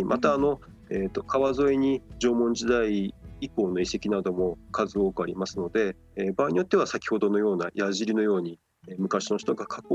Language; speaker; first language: Japanese; native; Japanese